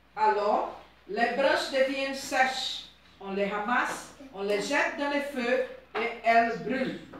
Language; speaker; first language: French; non-native, fluent; Portuguese